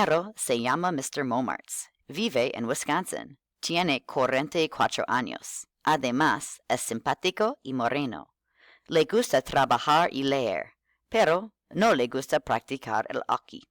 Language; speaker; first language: Spanish; non-native, fluent; English